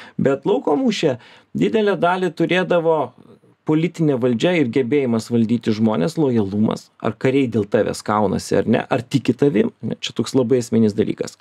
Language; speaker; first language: Lithuanian; native; Lithuanian